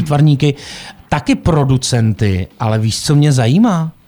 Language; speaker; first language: Czech; native; Czech